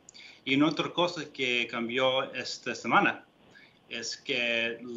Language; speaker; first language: Spanish; non-native, fluent; English